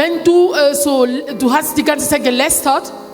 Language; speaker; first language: German; non-native, learner; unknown